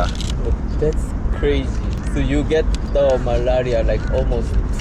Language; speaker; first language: English; non-native, learner; Korean